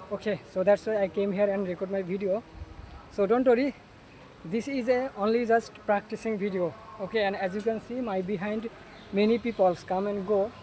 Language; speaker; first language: English; non-native, learner; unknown